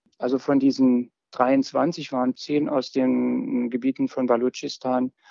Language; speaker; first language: German; native; German